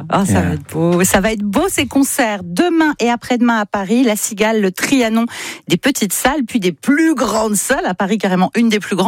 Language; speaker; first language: French; native; French